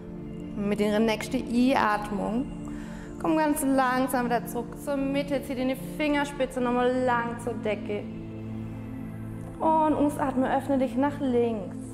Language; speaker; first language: German; non-native, fluent; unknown